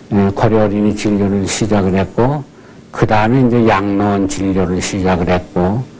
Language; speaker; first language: Korean; native; Korean